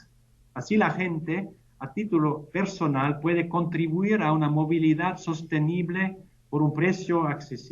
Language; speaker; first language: Spanish; non-native, fluent; German